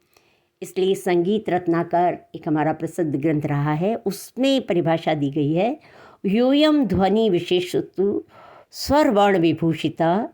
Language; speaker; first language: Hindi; native; Hindi